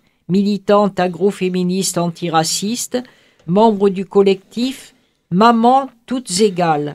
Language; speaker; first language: French; native; French